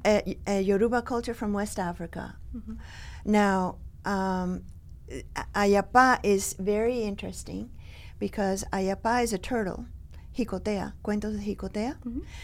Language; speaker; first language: English; early bilingual, other home language; Spanish